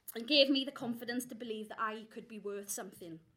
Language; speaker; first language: English; native; English